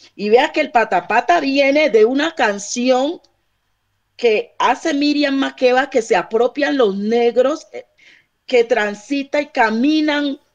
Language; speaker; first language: Spanish; native; Spanish